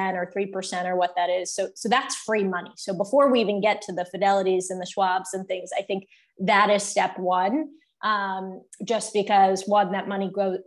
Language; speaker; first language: English; native; English